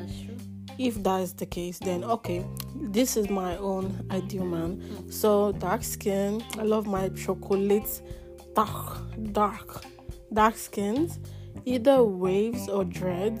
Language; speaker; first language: English; non-native, local second language; Yoruba